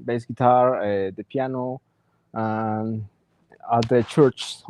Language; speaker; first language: English; non-native, learner; Spanish